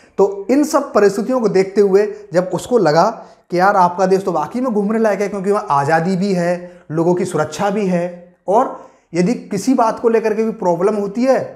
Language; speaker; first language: Hindi; native; Hindi